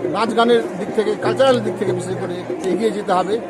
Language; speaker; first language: Bangla; non-native, local second language; Rangpuri